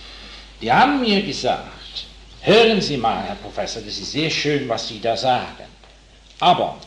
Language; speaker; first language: German; non-native, fluent; English